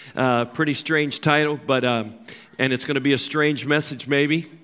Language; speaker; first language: English; native; English